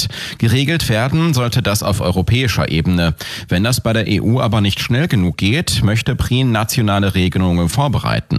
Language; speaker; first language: German; native; German